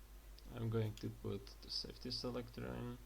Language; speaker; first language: English; non-native, fluent; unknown